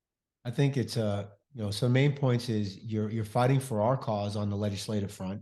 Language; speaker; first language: English; native; English